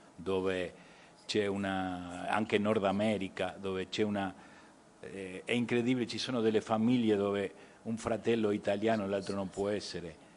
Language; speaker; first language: Italian; early bilingual, heritage; Spanish